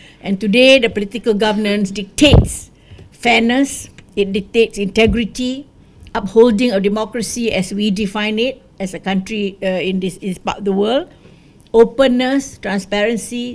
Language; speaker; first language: English; non-native, local second language; Malay